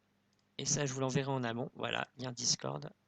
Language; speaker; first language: French; native; French